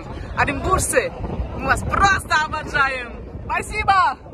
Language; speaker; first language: Russian; non-native, local second language; Kyrgyz